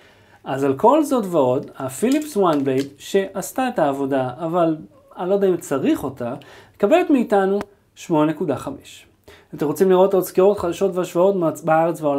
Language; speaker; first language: Hebrew; native; Hebrew